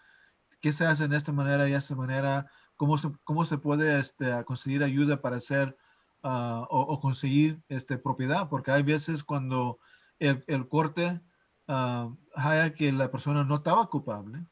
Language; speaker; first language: Spanish; early bilingual, heritage; English